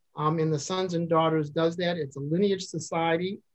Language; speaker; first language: English; native; English